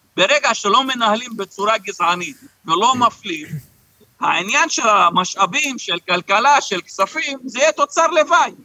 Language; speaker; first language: Hebrew; non-native, local second language; Arabic